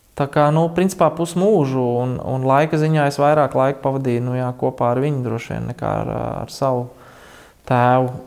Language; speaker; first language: Latvian; native; Latvian